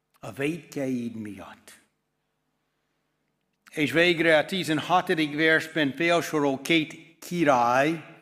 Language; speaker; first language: Hungarian; non-native, fluent; English